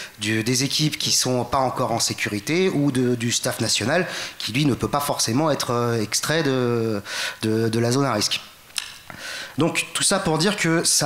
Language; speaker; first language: French; native; French